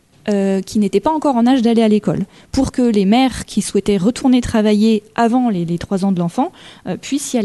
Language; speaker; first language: French; native; French